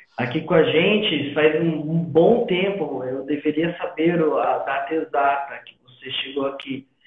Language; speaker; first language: Portuguese; native; Portuguese